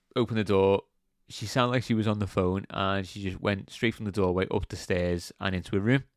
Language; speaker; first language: English; native; English